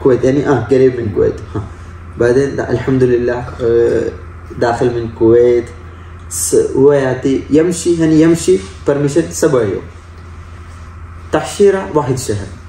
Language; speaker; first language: Arabic; non-native, learner; Malayalam